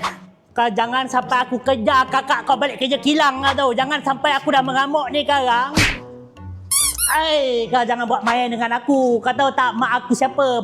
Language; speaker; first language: Malay; native; Malay